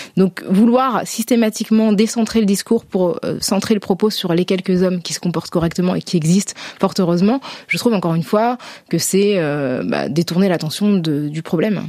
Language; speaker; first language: French; native; French